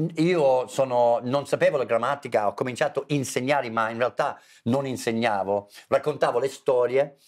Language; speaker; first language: Italian; non-native, fluent; English